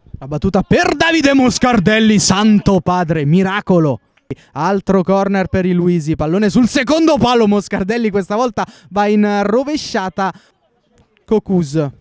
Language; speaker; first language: Italian; native; Italian